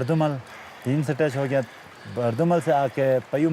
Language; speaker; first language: Hindi; non-native, local second language; Balti